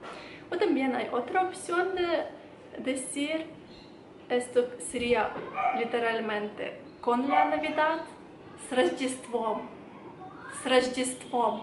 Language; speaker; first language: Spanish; non-native, fluent; Russian